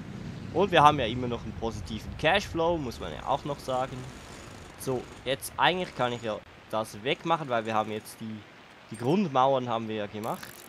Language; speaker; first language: German; native; German